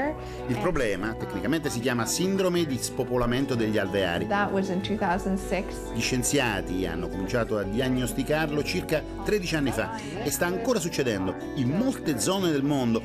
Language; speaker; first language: Italian; native; Italian